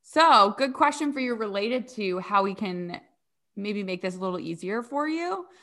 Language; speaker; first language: English; native; English